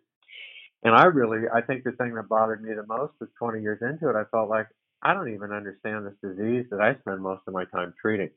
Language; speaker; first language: English; native; English